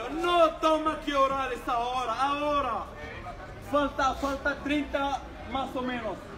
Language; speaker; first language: Spanish; non-native, learner; Arabic